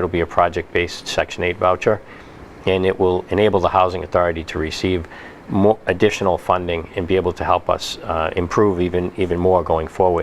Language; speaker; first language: English; native; English